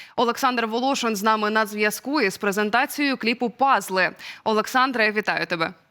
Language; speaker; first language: Ukrainian; native; Ukrainian